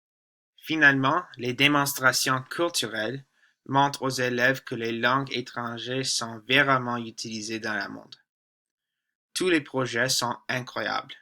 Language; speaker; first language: French; non-native, learner; English